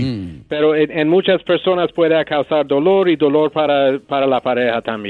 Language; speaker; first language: Spanish; non-native, learner; English